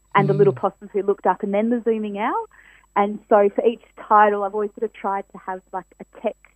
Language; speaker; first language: English; native; English